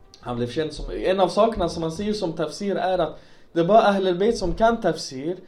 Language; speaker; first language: Swedish; non-native, local second language; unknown